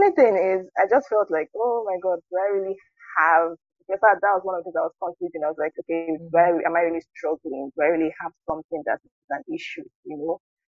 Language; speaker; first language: English; non-native, local second language; Igbo